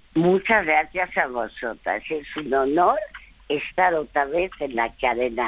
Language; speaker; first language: Spanish; early bilingual, other home language; French